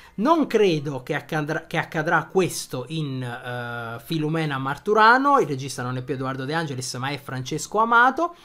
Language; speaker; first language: Italian; native; Italian